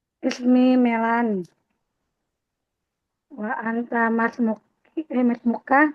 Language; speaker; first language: Arabic; non-native, learner; Indonesian